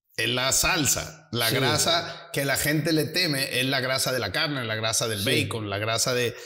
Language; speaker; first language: Spanish; native; Spanish